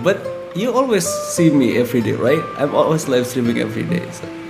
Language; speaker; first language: English; non-native, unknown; Indonesian